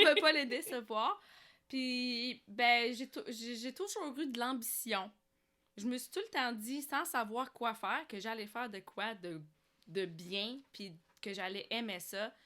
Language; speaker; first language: French; early bilingual, other home language; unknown